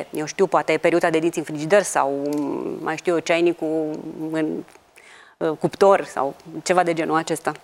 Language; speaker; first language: Romanian; native; Romanian